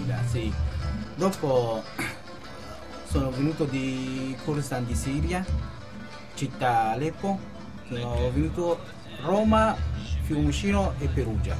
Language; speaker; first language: Italian; non-native, local second language; Kurdish